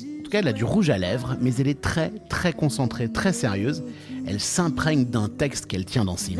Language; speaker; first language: French; native; French